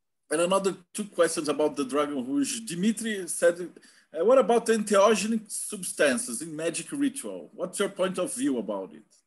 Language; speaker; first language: English; non-native, fluent; Portuguese